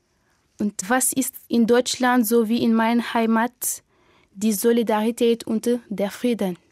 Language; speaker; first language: German; non-native, learner; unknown